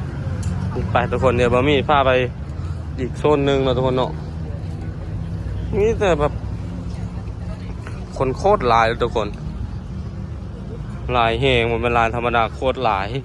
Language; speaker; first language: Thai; non-native, local second language; Northeastern Thai